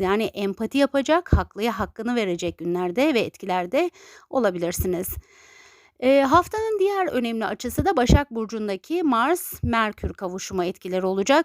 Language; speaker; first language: Turkish; native; Turkish